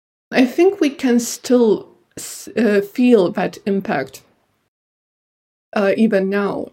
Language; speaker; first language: English; non-native, fluent; Lithuanian